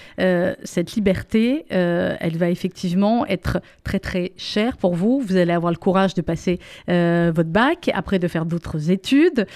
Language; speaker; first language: French; native; French